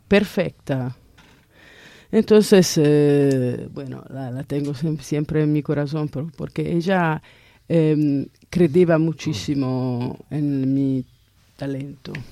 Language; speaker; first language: Spanish; non-native, fluent; Italian